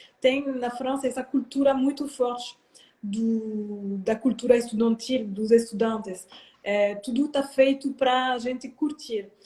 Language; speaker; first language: Portuguese; non-native, fluent; French